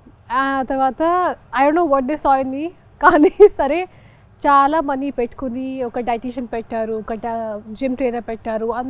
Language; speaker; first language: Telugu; non-native, local second language; Hindi